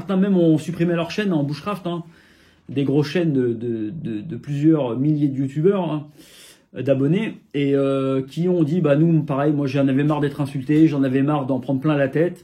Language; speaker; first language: French; native; French